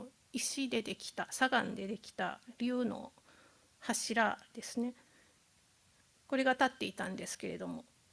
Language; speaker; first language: Japanese; native; Japanese